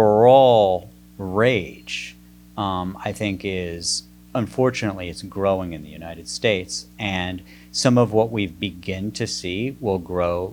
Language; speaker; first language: English; native; English